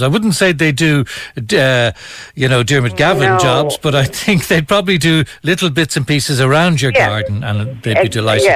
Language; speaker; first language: English; native; English